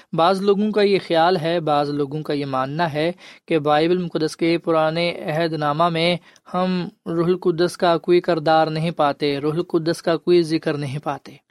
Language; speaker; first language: Urdu; non-native, local second language; Punjabi